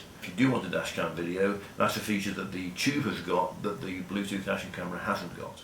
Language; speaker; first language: English; native; English